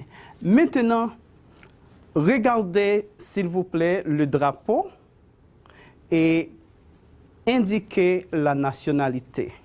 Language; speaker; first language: French; non-native, fluent; Spanish